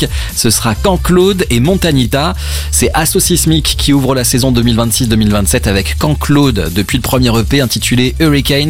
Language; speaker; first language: French; native; French